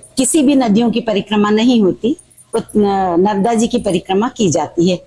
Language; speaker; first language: Hindi; native; Hindi